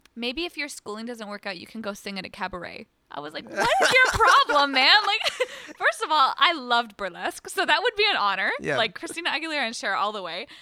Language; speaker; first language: English; early bilingual, other home language; Arabic